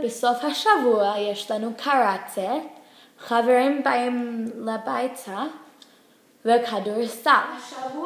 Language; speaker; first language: Hebrew; non-native, learner; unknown